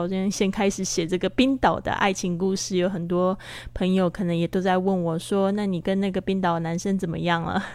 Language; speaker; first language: Chinese; native; Chinese